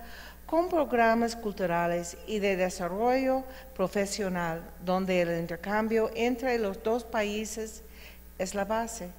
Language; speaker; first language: Spanish; non-native, fluent; English